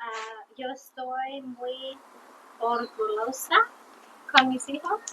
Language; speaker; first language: Spanish; non-native, learner; English